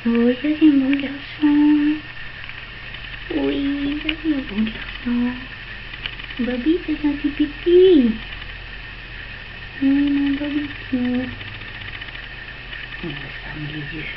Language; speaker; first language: French; native; French